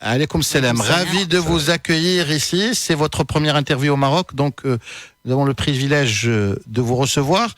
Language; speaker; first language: French; native; French